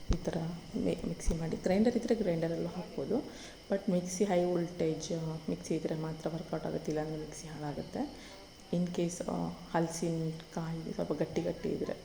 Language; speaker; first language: Kannada; non-native, local second language; Tulu